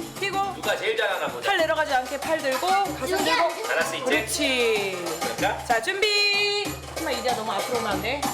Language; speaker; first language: Korean; native; Korean